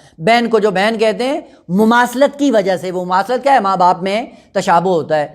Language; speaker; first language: Urdu; non-native, local second language; Punjabi